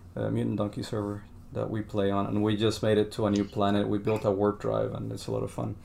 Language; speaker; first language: English; non-native, fluent; Spanish